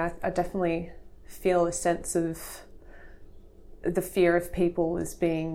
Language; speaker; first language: English; native; English